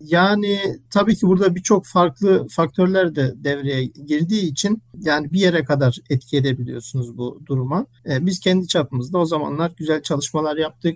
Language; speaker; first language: Turkish; early bilingual, heritage; Turkish